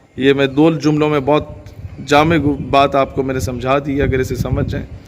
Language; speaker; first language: Urdu; non-native, local second language; Punjabi